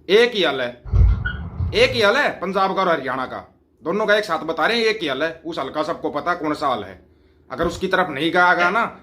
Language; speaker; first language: Hindi; non-native, local second language; Punjabi